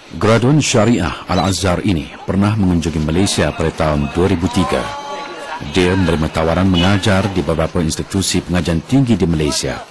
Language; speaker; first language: Malay; native; Malay